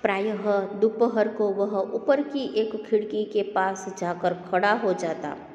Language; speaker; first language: Hindi; non-native, local second language; Gujarati